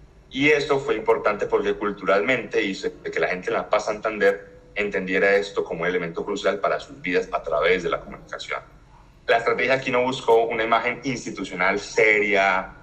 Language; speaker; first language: Spanish; native; Spanish